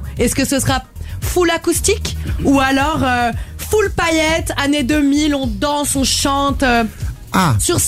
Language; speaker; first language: French; native; French